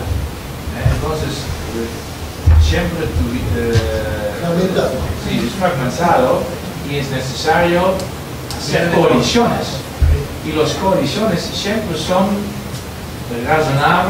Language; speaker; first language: Spanish; non-native, learner; Dutch